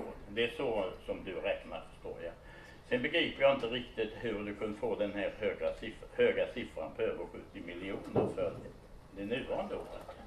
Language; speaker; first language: Swedish; native; Swedish